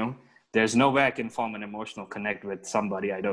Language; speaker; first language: English; non-native, local second language; Telugu